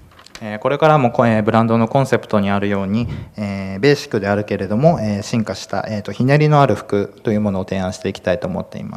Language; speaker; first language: Japanese; native; Japanese